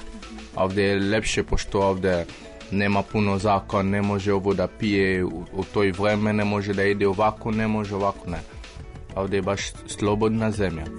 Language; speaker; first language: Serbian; non-native, learner; French